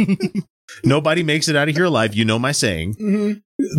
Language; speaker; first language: English; native; English